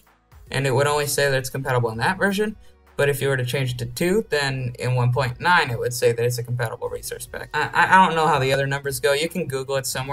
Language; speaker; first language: English; native; English